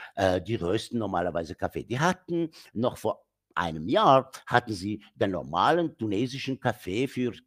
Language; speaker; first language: German; non-native, fluent; Arabic